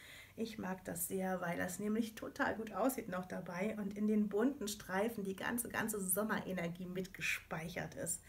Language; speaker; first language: German; native; German